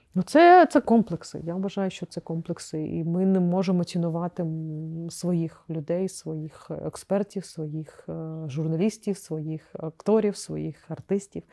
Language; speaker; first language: Ukrainian; non-native, local second language; Crimean Tatar